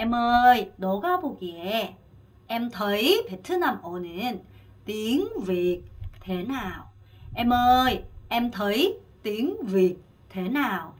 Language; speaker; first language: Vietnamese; non-native, fluent; Korean